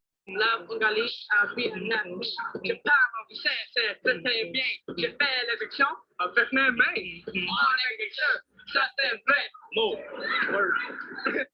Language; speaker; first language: French; non-native, learner; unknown